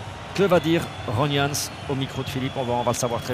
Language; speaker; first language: French; native; French